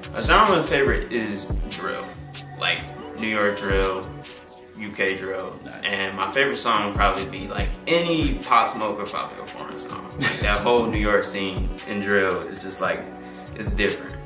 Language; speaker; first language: English; native; English